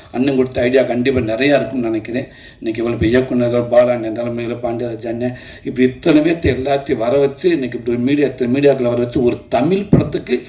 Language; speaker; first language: Tamil; native; Tamil